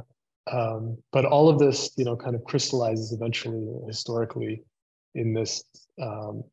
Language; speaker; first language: English; native; English